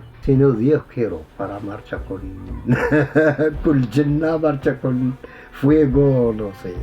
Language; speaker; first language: Spanish; non-native, learner; Arabic